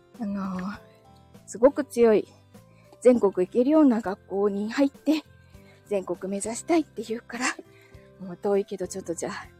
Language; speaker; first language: Japanese; native; Japanese